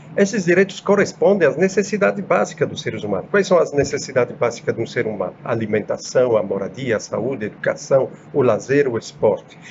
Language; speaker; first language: Portuguese; non-native, fluent; Italian